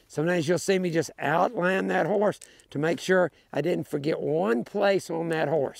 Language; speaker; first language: English; native; English